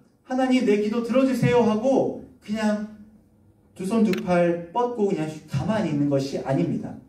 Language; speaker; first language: Korean; native; Korean